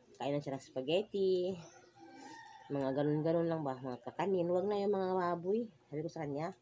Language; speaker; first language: Filipino; non-native, local second language; Cebuano